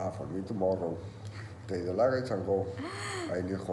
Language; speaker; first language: English; non-native, learner; Spanish